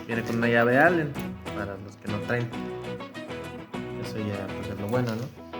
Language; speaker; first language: Spanish; native; Spanish